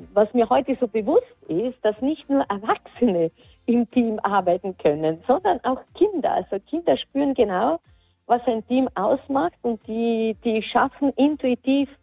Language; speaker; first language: German; native; German